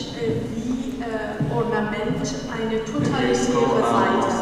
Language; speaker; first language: German; non-native, fluent; Persian